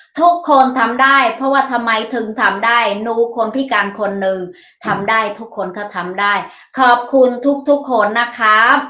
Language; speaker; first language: Thai; non-native, learner; Mon